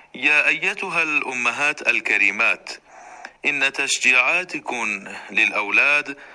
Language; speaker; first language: Arabic; non-native, fluent; Persian